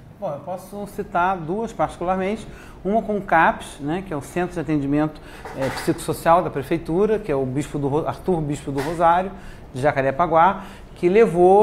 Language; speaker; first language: Portuguese; native; Portuguese